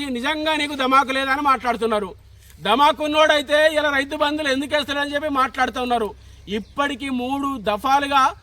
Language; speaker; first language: Telugu; native; Telugu